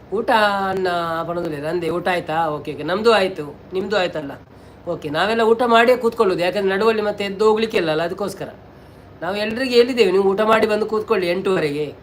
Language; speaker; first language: Kannada; non-native, local second language; Tulu